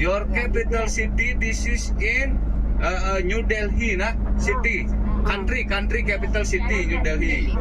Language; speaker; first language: English; non-native, learner; Balinese